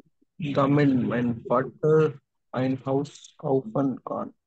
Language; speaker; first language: German; non-native, learner; Hindi